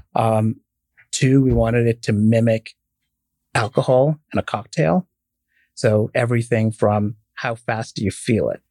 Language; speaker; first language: English; non-native, fluent; Arabic